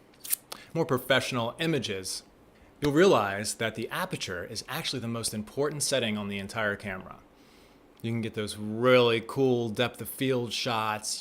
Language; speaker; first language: English; native; English